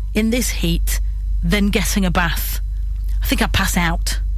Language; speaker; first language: English; native; English